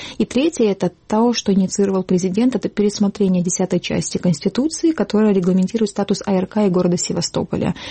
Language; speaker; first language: Russian; non-native, local second language; Crimean Tatar